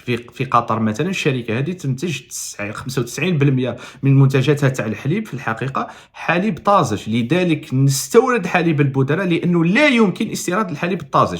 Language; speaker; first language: Arabic; native; Arabic